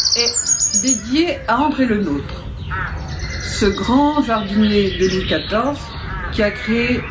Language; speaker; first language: French; native; French